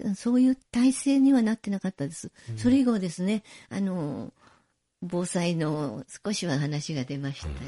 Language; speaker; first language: Japanese; native; Japanese